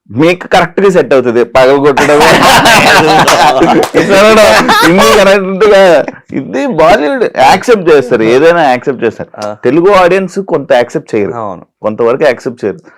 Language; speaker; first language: Telugu; native; Telugu